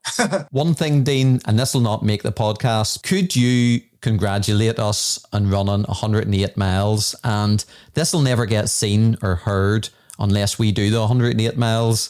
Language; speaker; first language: English; native; English